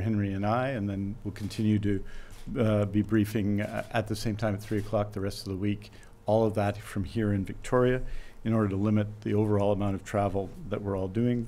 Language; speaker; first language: English; native; English